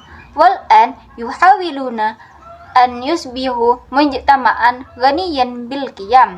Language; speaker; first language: Arabic; non-native, fluent; Indonesian